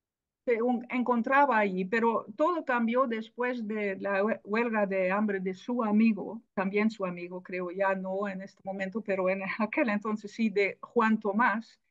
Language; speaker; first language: Spanish; non-native, fluent; Dutch